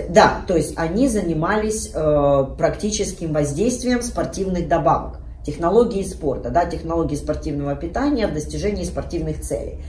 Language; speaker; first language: Russian; native; Russian